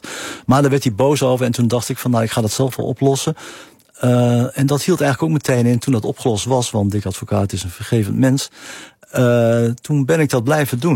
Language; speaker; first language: Dutch; native; Dutch